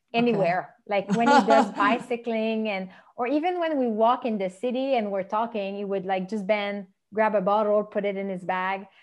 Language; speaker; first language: English; non-native, fluent; French